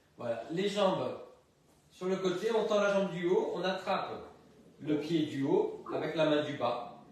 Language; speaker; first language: French; native; French